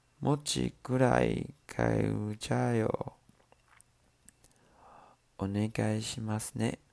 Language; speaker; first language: Japanese; non-native, learner; Chinese